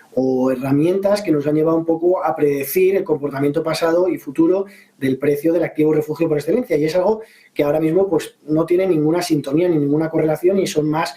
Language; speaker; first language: Spanish; native; Spanish